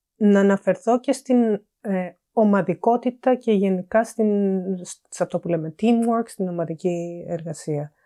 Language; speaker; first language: Greek; native; Greek